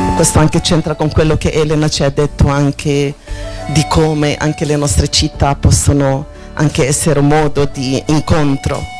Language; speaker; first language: Italian; non-native, fluent; Arabic